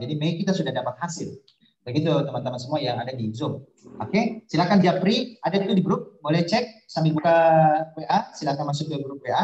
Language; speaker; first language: Indonesian; native; Indonesian